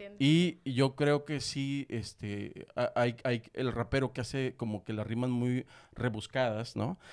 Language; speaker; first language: Spanish; native; Spanish